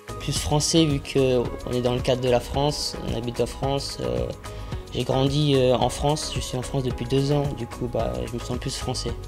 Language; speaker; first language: French; early bilingual, other home language; Afrikaans